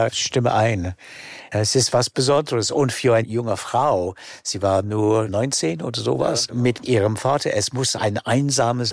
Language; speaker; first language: German; non-native, fluent; English